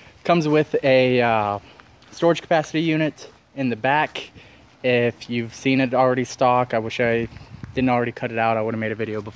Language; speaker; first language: English; native; English